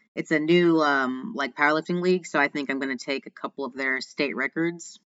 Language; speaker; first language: English; native; English